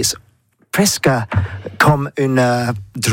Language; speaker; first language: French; non-native, learner; English